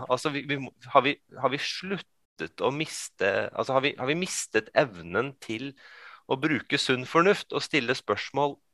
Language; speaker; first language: Norwegian; early bilingual, other home language; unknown